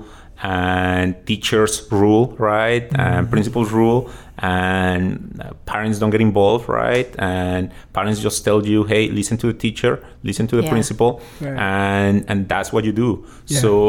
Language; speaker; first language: English; non-native, fluent; Spanish